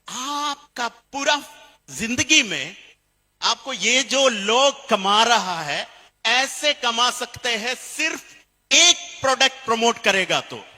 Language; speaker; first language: Hindi; non-native, local second language; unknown